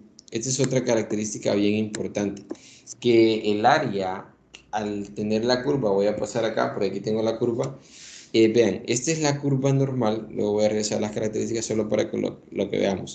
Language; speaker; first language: Spanish; native; Spanish